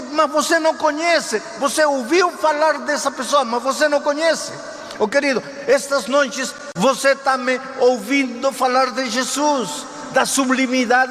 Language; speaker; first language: Portuguese; non-native, fluent; Spanish